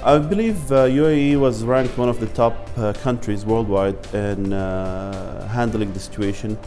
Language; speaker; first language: English; non-native, fluent; Arabic